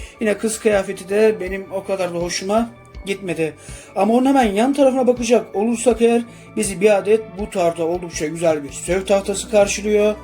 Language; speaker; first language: Turkish; native; Turkish